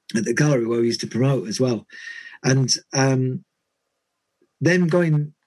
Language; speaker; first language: English; native; English